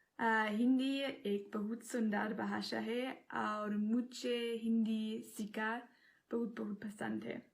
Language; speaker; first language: Hindi; non-native, learner; German